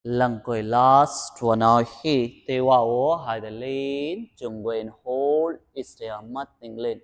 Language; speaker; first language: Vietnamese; non-native, learner; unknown